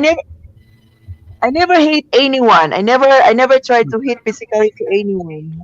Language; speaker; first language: English; non-native, local second language; Filipino